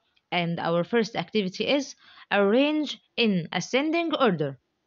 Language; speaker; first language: English; non-native, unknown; Arabic